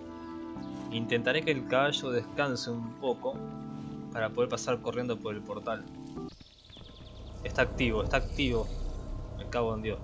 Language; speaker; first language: Spanish; native; Spanish